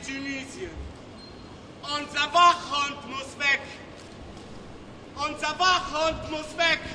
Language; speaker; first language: German; non-native, learner; Arabic